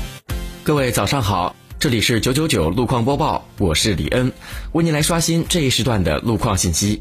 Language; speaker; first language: Chinese; native; Chinese